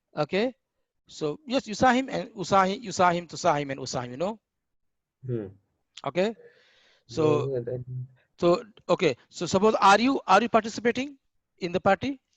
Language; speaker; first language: English; non-native, learner; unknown